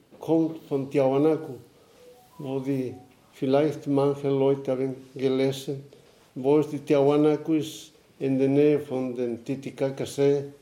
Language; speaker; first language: German; non-native, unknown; Aymara